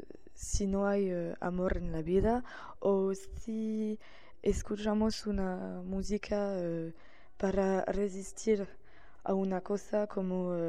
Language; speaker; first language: Spanish; non-native, learner; French